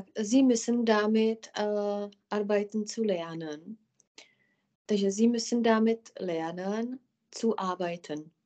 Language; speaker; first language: German; non-native, fluent; Czech